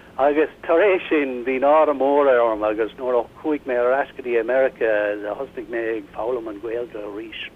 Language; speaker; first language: Irish; non-native, learner; English